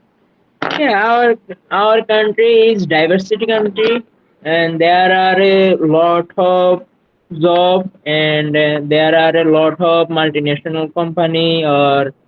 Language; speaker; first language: English; non-native, learner; Bangla